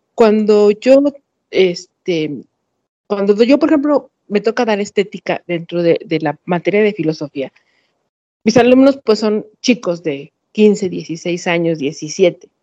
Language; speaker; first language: Spanish; native; Spanish